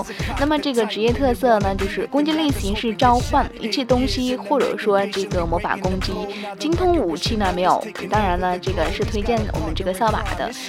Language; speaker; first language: Chinese; native; Chinese